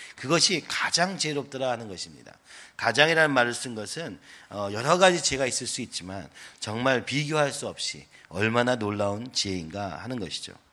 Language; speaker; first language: Korean; native; Korean